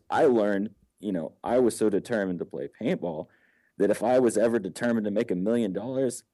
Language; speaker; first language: English; native; English